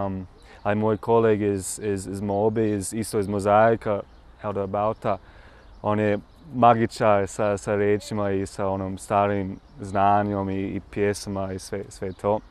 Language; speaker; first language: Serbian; non-native, learner; English